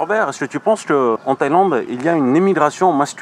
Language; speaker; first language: French; native; French